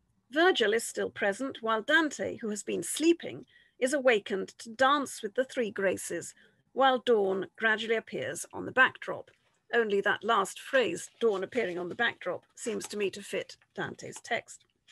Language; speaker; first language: English; native; English